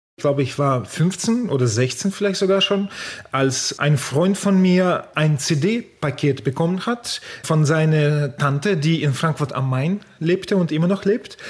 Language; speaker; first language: German; non-native, fluent; Russian